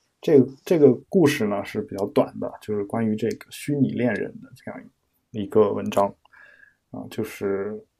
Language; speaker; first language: Chinese; native; Chinese